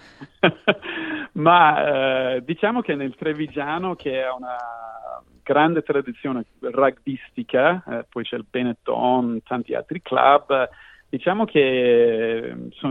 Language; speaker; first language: Italian; non-native, fluent; English